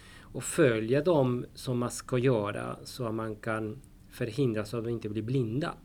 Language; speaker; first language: Swedish; non-native, fluent; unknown